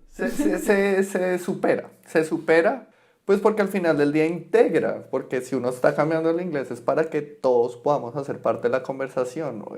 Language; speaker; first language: Spanish; native; Spanish